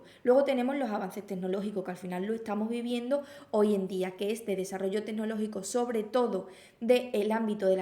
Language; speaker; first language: Spanish; native; Spanish